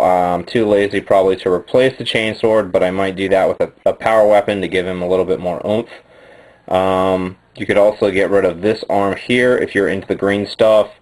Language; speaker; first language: English; native; English